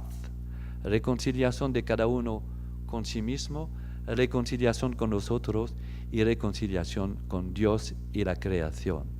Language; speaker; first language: Spanish; non-native, fluent; French